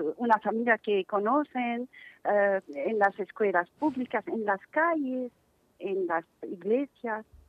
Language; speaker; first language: Spanish; non-native, fluent; Arabic